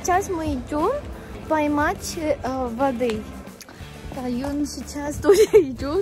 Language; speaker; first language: Russian; non-native, fluent; Korean